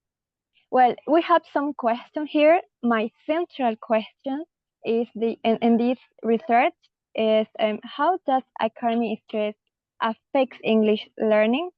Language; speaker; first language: English; non-native, learner; Spanish